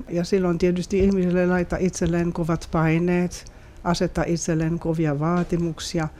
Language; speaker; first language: Finnish; non-native, fluent; French